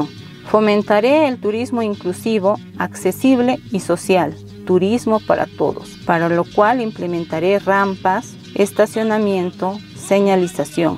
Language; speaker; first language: Spanish; native; Spanish